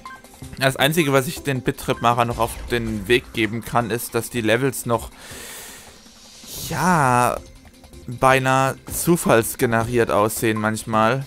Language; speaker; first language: German; native; German